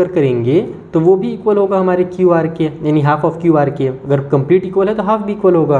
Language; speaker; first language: Hindi; native; Hindi